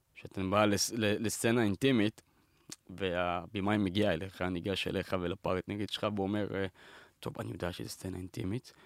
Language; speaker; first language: Hebrew; native; Hebrew